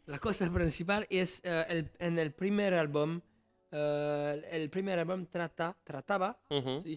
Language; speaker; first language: Spanish; non-native, learner; French